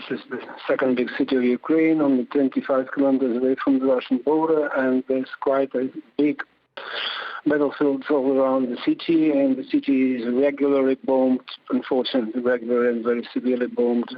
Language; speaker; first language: English; non-native, fluent; Russian